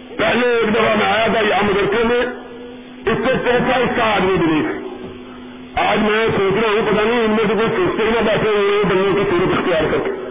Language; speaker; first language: Urdu; non-native, local second language; Punjabi